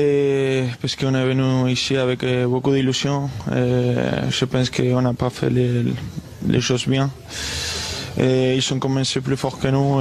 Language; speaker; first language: French; non-native, fluent; Spanish